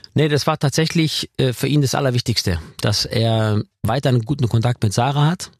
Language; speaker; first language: German; native; German